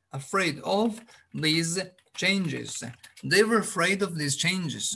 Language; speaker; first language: English; non-native, fluent; Azerbaijani